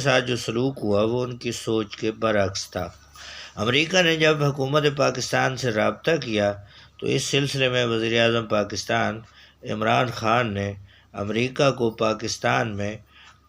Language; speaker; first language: Urdu; non-native, local second language; Saraiki